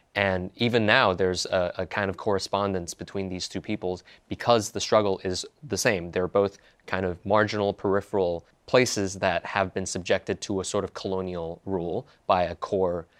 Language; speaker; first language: English; non-native, local second language; Cantonese